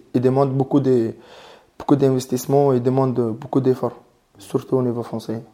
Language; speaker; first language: French; non-native, fluent; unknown